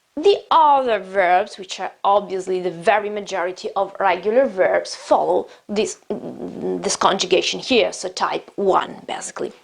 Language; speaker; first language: English; non-native, fluent; Italian